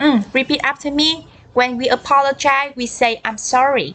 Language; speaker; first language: English; non-native, fluent; Vietnamese